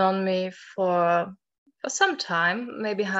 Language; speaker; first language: English; non-native, fluent; German